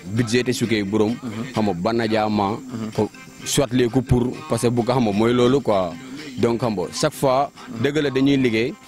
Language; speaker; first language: Wolof; non-native, local second language; Jola-Fonyi